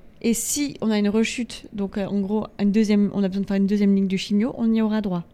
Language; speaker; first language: French; native; French